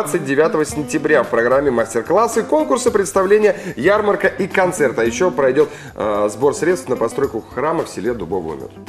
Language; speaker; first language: Russian; native; Russian